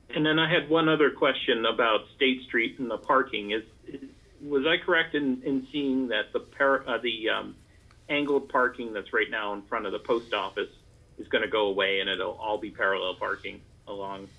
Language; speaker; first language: English; native; English